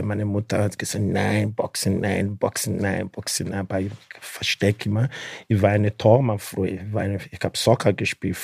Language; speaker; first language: German; non-native, learner; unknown